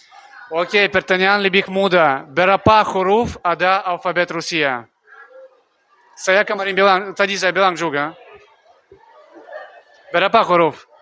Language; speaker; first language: Indonesian; non-native, learner; Russian